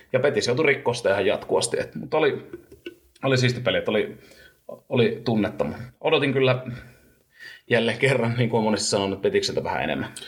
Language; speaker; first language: Finnish; native; Finnish